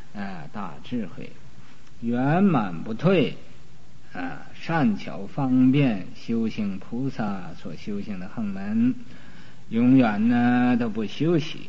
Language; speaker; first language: Chinese; native; Chinese